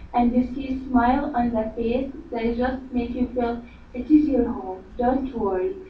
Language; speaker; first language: English; non-native, learner; Arabic